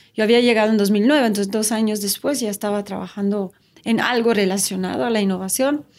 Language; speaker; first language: Spanish; non-native, fluent; Romanian